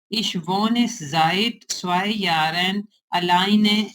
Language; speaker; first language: German; non-native, learner; Urdu